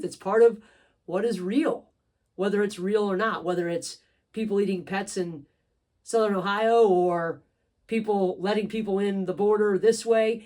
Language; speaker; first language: English; native; English